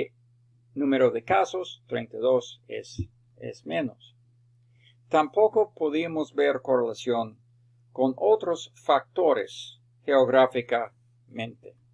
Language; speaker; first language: Spanish; non-native, fluent; English